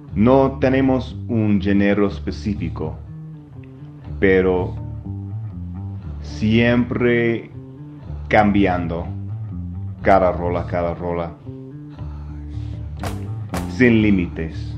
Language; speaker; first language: Spanish; non-native, learner; English